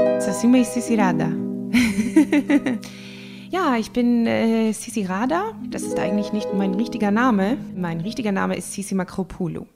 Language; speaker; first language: German; non-native, fluent; Greek